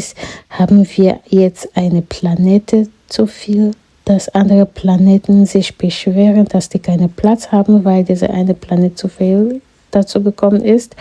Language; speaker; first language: German; non-native, fluent; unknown